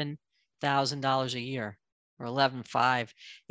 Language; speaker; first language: English; native; English